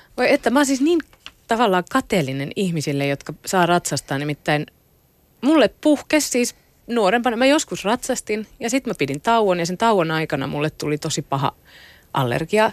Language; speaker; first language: Finnish; native; Finnish